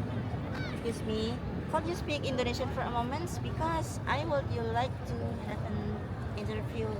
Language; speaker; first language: English; non-native, learner; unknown